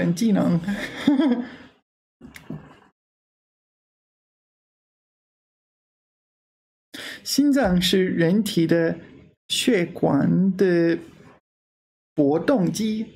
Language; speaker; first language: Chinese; non-native, learner; English